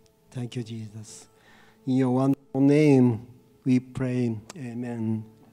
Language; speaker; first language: English; non-native, fluent; Japanese